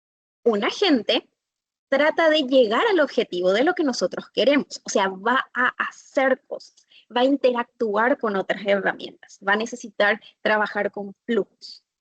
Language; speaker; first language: Spanish; native; Spanish